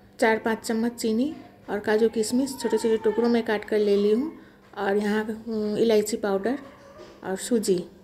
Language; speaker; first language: Hindi; non-native, local second language; Bangla